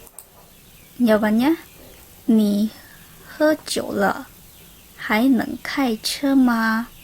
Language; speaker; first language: Chinese; non-native, learner; Indonesian